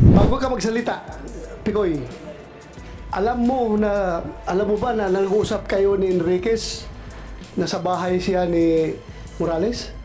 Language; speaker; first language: Filipino; non-native, local second language; Cebuano